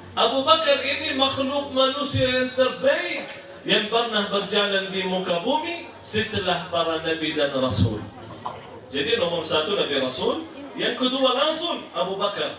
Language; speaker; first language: Malay; non-native, fluent; Arabic